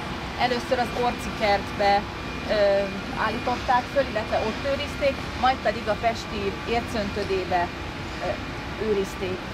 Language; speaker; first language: Hungarian; native; Hungarian